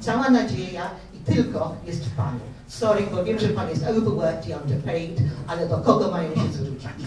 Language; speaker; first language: Polish; early bilingual, heritage; Polish